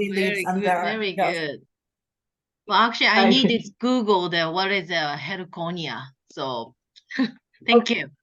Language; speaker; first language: English; non-native, learner; Japanese